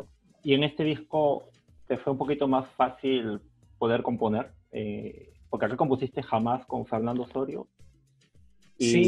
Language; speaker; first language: Spanish; native; Spanish